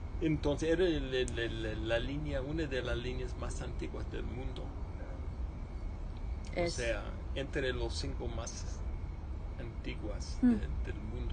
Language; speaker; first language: Spanish; non-native, fluent; English